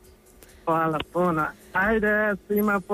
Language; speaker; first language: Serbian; non-native, learner; Nepali